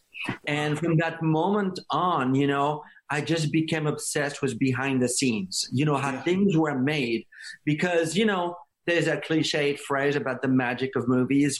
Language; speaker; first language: English; non-native, fluent; French